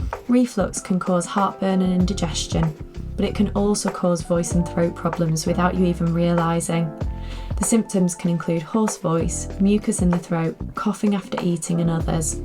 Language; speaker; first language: English; native; English